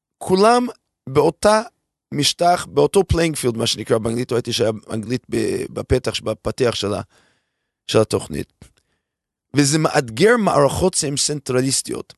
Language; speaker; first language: Hebrew; non-native, fluent; English